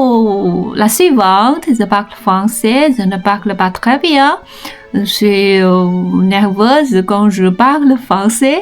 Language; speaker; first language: French; non-native, learner; Chinese